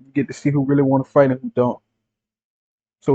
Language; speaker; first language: English; native; English